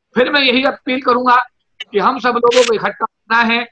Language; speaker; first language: Hindi; native; Hindi